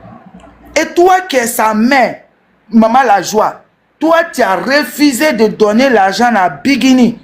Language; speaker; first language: French; non-native, local second language; Bambara